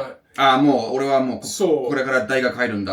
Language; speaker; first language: Japanese; non-native, fluent; English